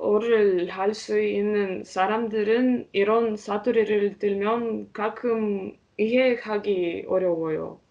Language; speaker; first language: Korean; non-native, learner; Latvian